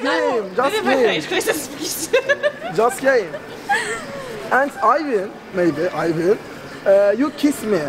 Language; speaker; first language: English; non-native, learner; Turkish